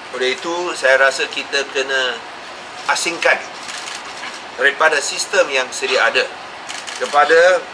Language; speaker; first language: Malay; non-native, local second language; Min Nan Chinese